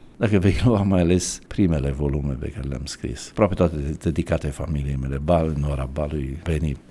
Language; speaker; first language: Romanian; native; Romanian